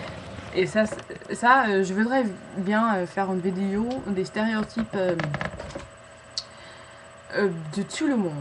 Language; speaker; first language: French; non-native, fluent; English